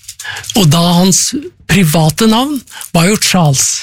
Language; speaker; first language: Norwegian; native; Norwegian